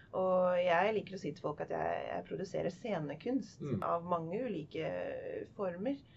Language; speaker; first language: Norwegian; non-native, fluent; English